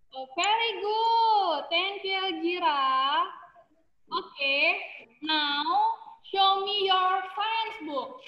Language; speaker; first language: English; non-native, learner; Indonesian